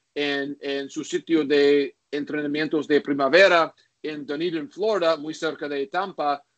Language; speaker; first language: Spanish; non-native, learner; English